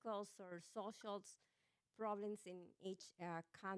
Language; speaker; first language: English; non-native, learner; Spanish